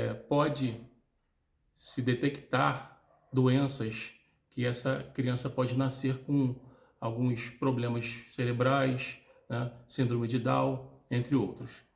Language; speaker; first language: Portuguese; native; Portuguese